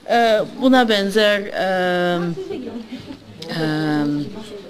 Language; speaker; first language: Turkish; early bilingual, heritage; Turkish